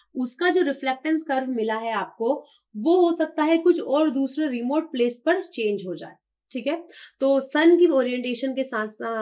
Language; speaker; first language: Hindi; native; Hindi